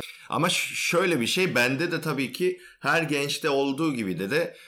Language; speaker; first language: Turkish; non-native, fluent; Korean